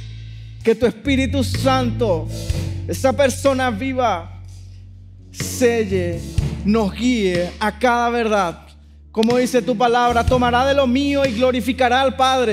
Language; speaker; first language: Spanish; native; Spanish